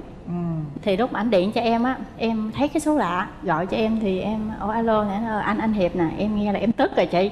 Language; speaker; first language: Vietnamese; native; Vietnamese